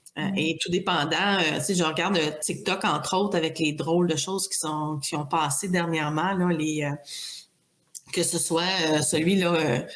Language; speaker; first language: French; native; French